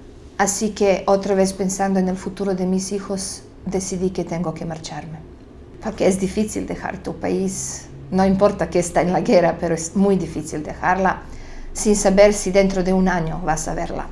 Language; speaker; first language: Spanish; non-native, fluent; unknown